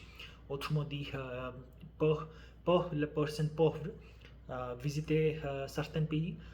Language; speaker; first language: French; non-native, learner; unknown